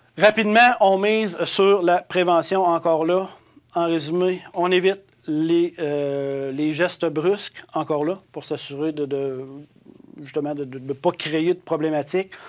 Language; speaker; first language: French; native; French